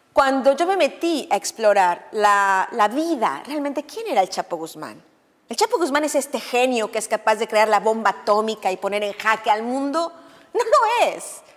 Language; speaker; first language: Spanish; native; Spanish